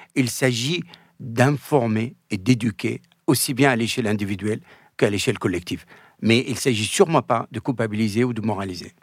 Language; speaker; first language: French; non-native, fluent; Arabic